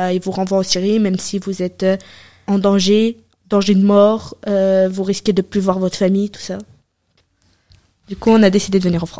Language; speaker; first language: French; early bilingual, other home language; Arabic